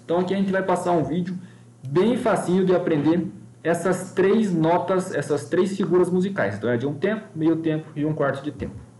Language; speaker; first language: Portuguese; native; Portuguese